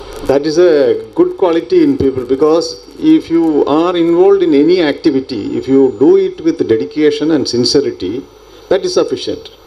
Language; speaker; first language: English; non-native, local second language; Tamil